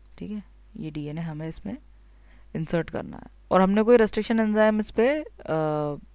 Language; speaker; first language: Hindi; native; Hindi